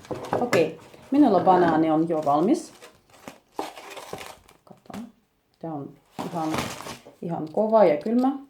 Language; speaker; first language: Finnish; non-native, learner; Russian